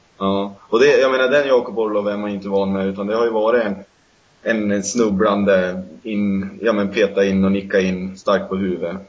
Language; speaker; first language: Swedish; native; Swedish